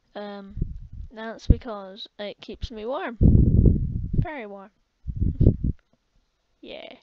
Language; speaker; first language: English; native; English